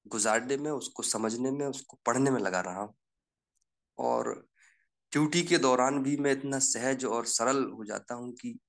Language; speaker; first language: Hindi; native; Hindi